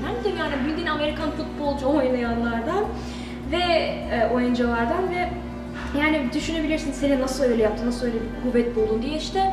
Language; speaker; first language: Turkish; early bilingual, heritage; Turkish